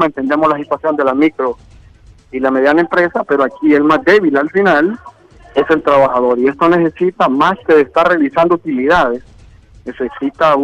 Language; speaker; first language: Spanish; native; Spanish